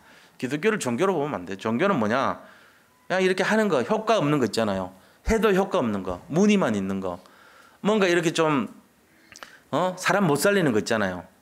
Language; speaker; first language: Korean; native; Korean